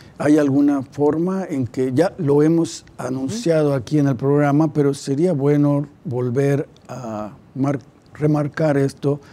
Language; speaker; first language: Spanish; native; Spanish